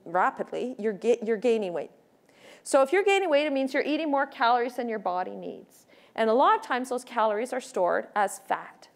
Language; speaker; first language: English; native; English